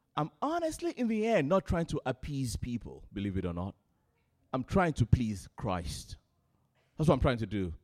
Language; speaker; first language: English; non-native, local second language; Yoruba